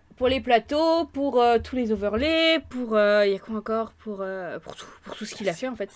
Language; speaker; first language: French; native; French